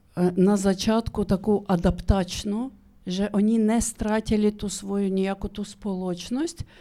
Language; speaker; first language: Slovak; non-native, learner; Ukrainian